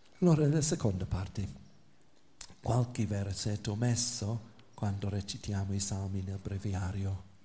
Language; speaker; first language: Italian; non-native, fluent; English